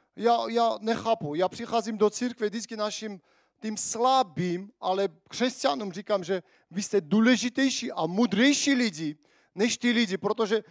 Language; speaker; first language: Czech; non-native, fluent; Armenian